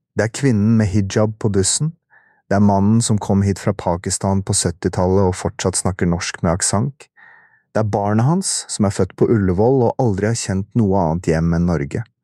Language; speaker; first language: Norwegian; early bilingual, other home language; Urdu